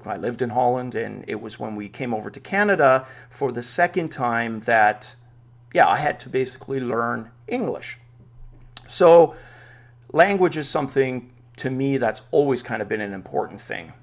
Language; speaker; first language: English; native; English